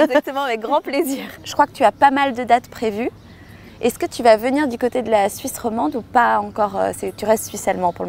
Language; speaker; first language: French; native; French